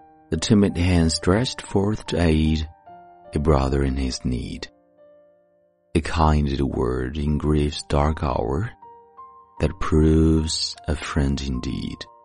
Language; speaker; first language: English; non-native, fluent; Chinese